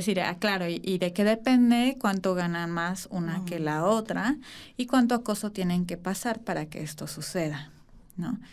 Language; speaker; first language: Spanish; native; Spanish